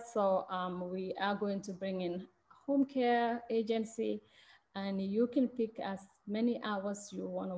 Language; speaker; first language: English; non-native, local second language; Mandingo